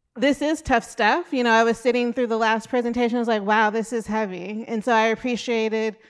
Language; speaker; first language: English; native; English